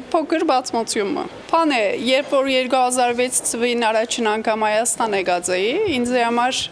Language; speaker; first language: Armenian; early bilingual, heritage; Armenian